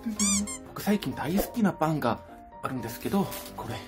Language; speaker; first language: Japanese; non-native, learner; Korean